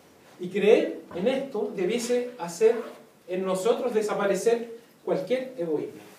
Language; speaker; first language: Spanish; native; Spanish